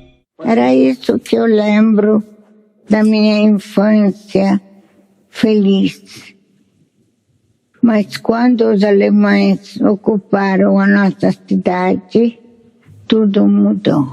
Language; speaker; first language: Portuguese; non-native, fluent; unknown